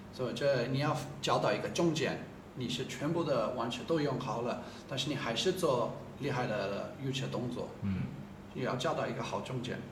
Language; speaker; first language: Chinese; non-native, fluent; English